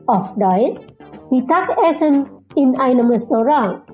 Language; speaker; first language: German; non-native, learner; Indonesian